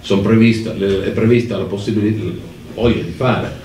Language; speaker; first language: Italian; native; Italian